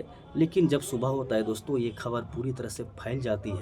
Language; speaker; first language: Hindi; native; Hindi